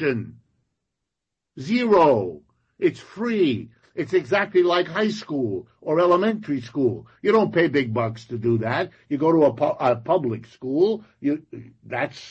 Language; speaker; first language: English; non-native, local second language; French